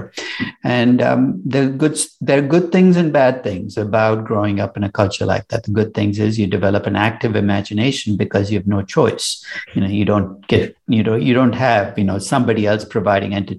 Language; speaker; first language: English; non-native, local second language; Tamil